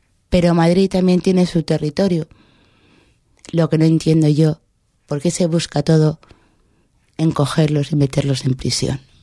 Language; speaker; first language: Spanish; native; Spanish